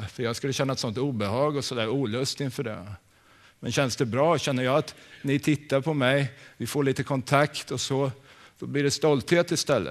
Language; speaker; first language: Swedish; native; Swedish